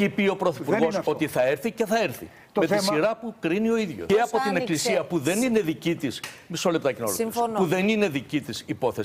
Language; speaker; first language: Greek; native; Greek